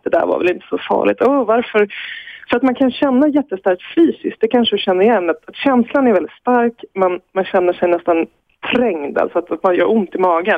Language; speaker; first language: Swedish; native; Swedish